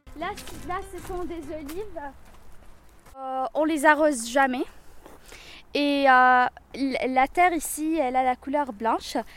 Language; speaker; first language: French; non-native, local second language; Arabic